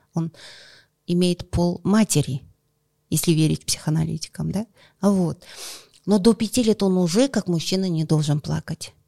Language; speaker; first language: Russian; non-native, local second language; Kazakh